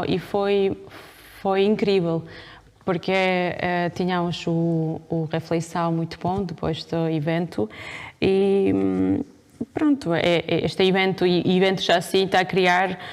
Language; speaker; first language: Portuguese; non-native, fluent; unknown